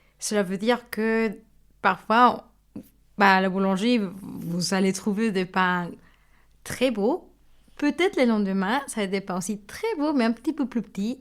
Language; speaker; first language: French; non-native, fluent; Spanish